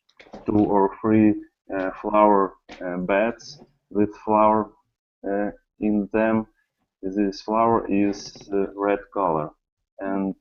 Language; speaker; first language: English; non-native, learner; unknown